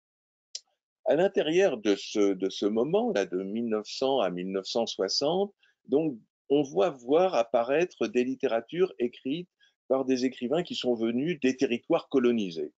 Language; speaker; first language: French; native; French